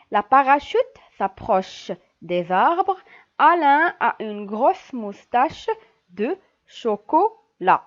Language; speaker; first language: French; non-native, local second language; Arabic